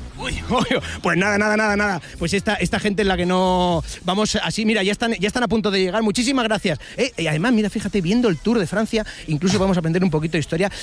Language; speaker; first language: Spanish; native; Spanish